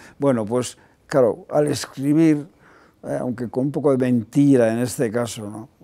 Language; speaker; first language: Spanish; non-native, local second language; Basque